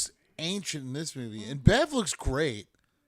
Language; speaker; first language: English; native; English